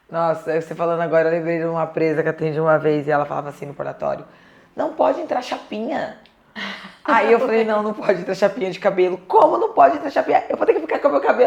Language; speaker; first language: Portuguese; native; Portuguese